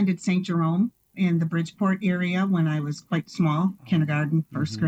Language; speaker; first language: English; native; English